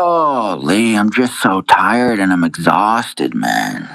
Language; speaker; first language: English; native; English